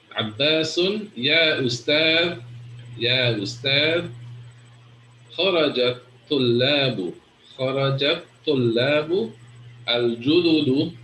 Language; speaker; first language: Arabic; non-native, fluent; English